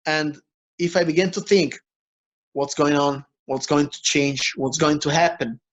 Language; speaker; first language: English; non-native, fluent; Italian